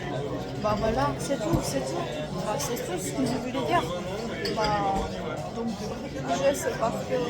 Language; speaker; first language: French; non-native, learner; Korean